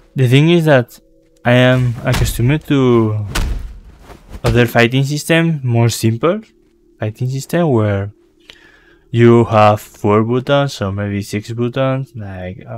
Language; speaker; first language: English; non-native, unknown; Spanish